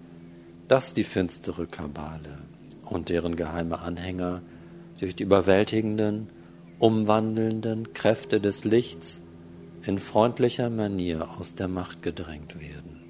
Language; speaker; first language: German; native; German